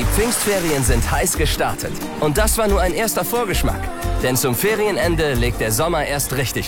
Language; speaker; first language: German; native; German